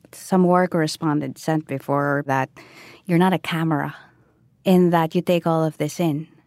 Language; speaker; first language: English; non-native, local second language; Filipino